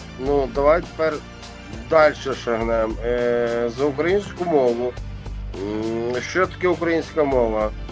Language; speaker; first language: Ukrainian; native; Ukrainian